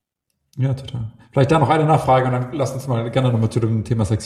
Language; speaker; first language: German; native; German